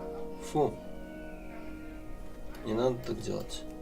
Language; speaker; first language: Russian; native; Russian